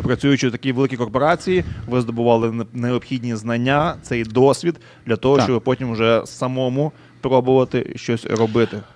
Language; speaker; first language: Ukrainian; native; Ukrainian